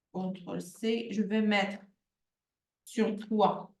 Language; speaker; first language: French; non-native, local second language; Arabic